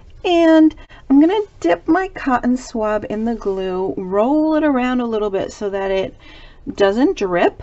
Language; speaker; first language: English; native; English